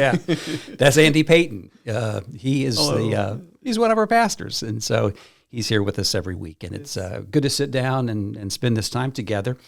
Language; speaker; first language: English; native; English